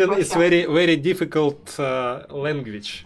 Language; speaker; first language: English; non-native, learner; Russian